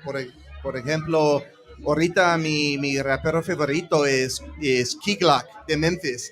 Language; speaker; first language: Spanish; early bilingual, heritage; English